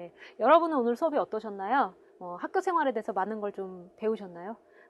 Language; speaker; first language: Korean; native; Korean